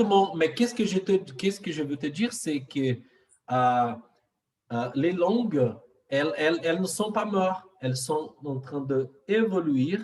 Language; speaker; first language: French; non-native, fluent; Portuguese